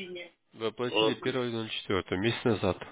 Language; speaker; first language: Russian; native; Russian